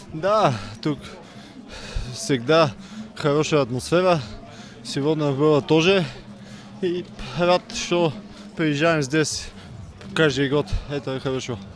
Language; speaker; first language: Russian; non-native, learner; Bulgarian